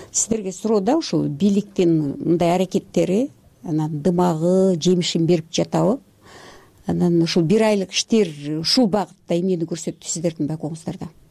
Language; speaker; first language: Kyrgyz; native; Kyrgyz